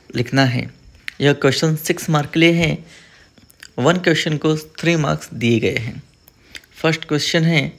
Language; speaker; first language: Hindi; non-native, local second language; Marathi